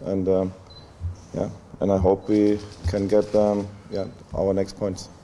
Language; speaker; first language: English; non-native, learner; German